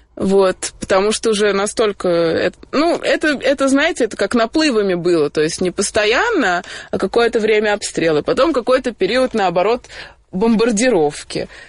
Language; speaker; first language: Russian; early bilingual, heritage; Russian